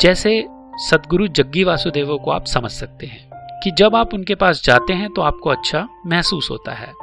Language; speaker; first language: Hindi; native; Hindi